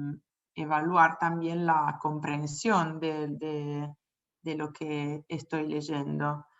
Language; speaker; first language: Spanish; non-native, fluent; Italian